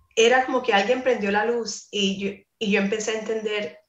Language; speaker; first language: Spanish; non-native, fluent; English